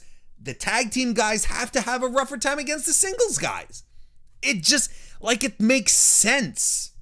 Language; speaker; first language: English; native; English